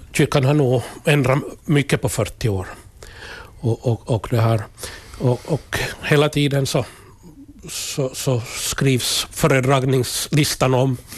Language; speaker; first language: Swedish; native; Swedish